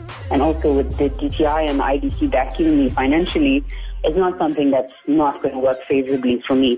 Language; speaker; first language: English; native; English